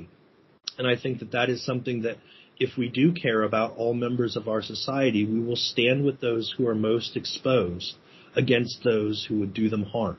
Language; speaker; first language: English; native; English